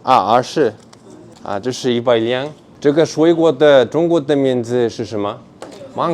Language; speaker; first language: Chinese; non-native, learner; Mongolian